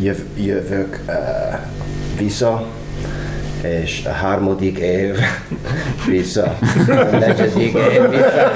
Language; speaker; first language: Hungarian; non-native, learner; English